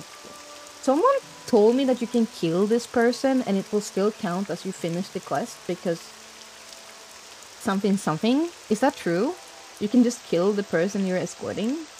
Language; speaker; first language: English; non-native, fluent; Swedish